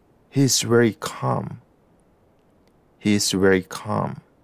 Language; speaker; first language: English; non-native, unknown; Lao